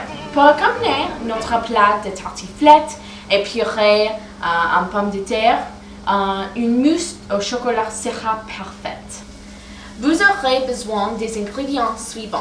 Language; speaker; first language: French; non-native, learner; English